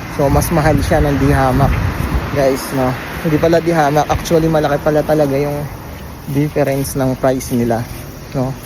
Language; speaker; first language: Filipino; native; Filipino